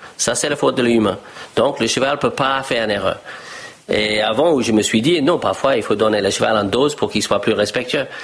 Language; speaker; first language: French; non-native, fluent; English